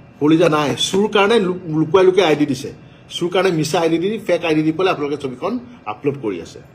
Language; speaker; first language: Assamese; native; Assamese